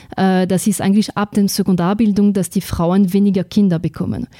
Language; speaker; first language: German; non-native, fluent; French